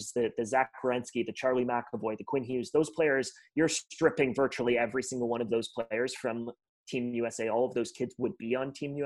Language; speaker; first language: English; native; English